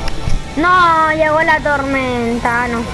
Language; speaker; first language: Spanish; native; Spanish